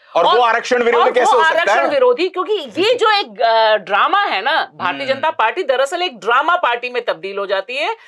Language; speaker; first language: Hindi; native; Hindi